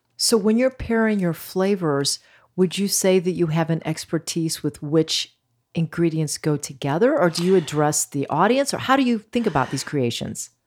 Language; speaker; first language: English; early bilingual, other home language; Greek